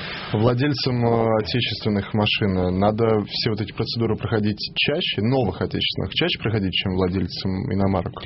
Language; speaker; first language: Russian; native; Russian